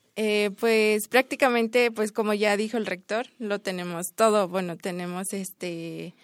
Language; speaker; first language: Spanish; native; Spanish